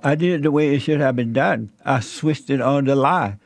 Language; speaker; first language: English; native; English